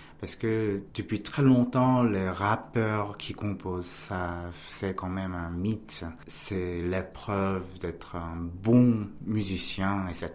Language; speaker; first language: French; non-native, fluent; Korean